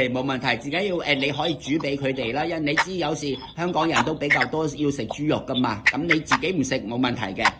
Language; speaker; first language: Cantonese; native; Cantonese